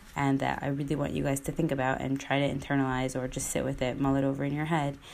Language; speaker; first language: English; native; English